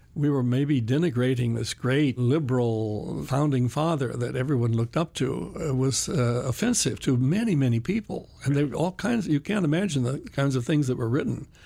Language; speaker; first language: English; native; English